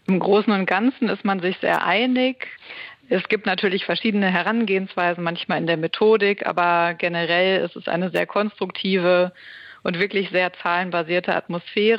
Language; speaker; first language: German; native; German